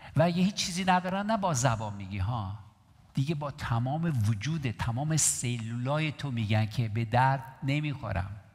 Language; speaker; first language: Persian; non-native, local second language; Armenian